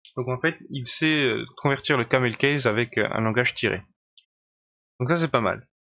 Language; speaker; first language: French; native; French